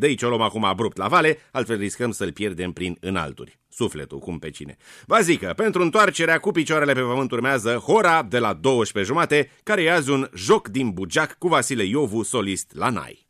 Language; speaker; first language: Romanian; native; Romanian